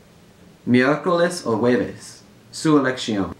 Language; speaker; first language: Spanish; non-native, learner; English